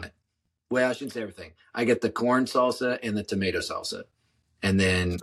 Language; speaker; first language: English; native; English